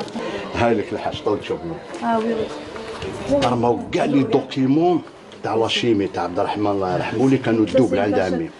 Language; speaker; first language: Arabic; native; Arabic